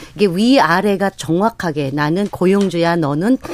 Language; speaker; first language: Korean; non-native, fluent; Filipino